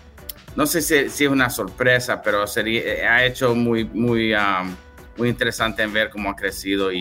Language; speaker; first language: Spanish; early bilingual, heritage; English